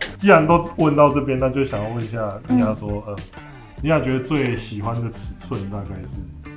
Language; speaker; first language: Chinese; native; Chinese